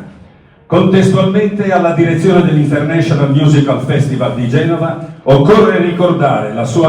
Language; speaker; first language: Italian; native; Italian